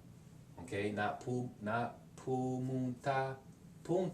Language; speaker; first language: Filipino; non-native, learner; English